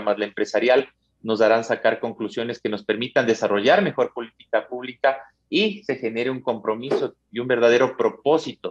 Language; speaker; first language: Spanish; native; Spanish